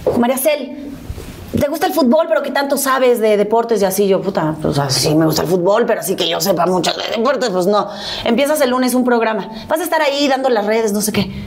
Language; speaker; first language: Spanish; early bilingual, other home language; Catalan